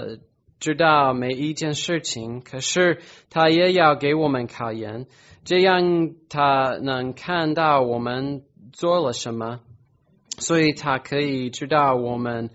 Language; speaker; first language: Chinese; non-native, fluent; English